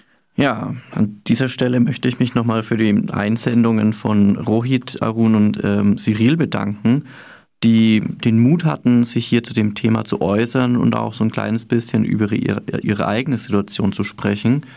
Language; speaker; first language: German; native; German